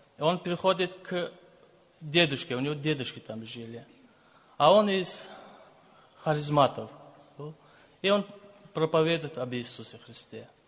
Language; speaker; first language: Russian; non-native, local second language; Lezghian